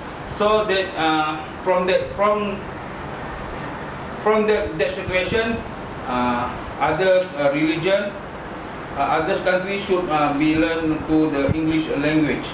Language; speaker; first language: English; non-native, learner; Malay